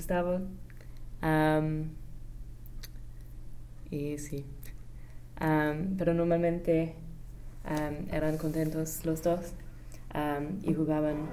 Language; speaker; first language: Spanish; non-native, learner; English